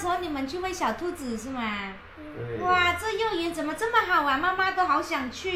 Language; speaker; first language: Chinese; native; Chinese